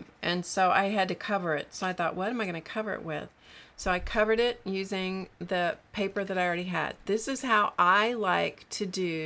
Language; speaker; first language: English; native; English